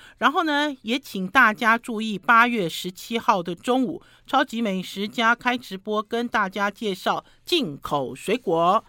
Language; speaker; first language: Chinese; native; Chinese